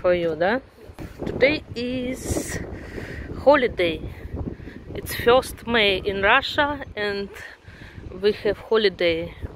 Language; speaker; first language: English; non-native, learner; Russian